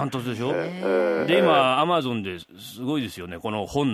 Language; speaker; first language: Japanese; native; Japanese